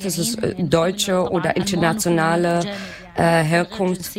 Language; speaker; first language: German; non-native, learner; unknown